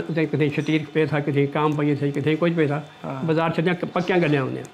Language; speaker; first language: Punjabi; non-native, local second language; Saraiki